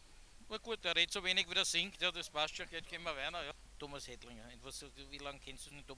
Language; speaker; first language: German; native; German